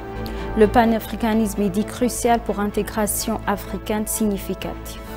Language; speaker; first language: French; non-native, fluent; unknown